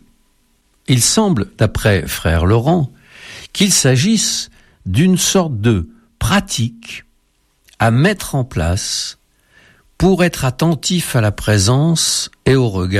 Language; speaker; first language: French; native; French